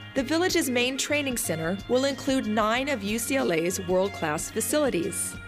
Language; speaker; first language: English; native; English